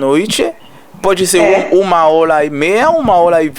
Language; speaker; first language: Portuguese; non-native, learner; Haitian Creole